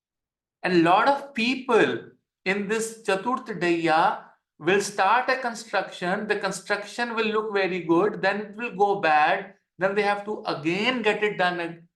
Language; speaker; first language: English; non-native, local second language; Hindi